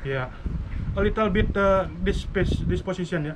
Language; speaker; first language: English; non-native, learner; Indonesian